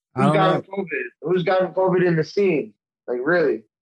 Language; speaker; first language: English; native; English